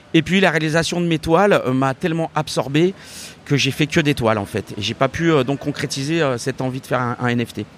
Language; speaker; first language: French; native; French